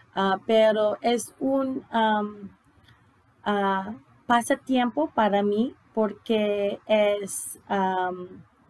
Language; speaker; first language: Spanish; non-native, learner; English